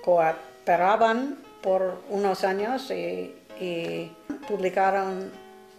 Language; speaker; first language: Spanish; non-native, fluent; English